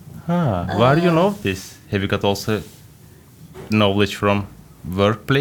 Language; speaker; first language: English; non-native, fluent; Turkish